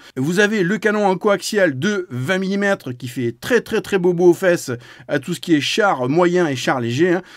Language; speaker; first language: French; native; French